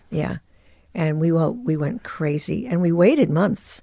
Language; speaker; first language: English; early bilingual, other home language; Spanish